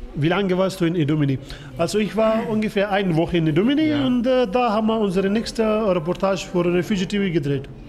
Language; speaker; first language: German; non-native, fluent; Persian